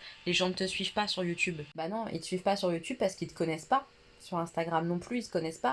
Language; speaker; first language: French; native; French